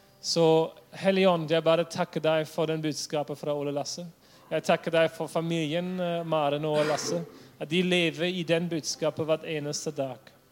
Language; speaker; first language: Norwegian; non-native, fluent; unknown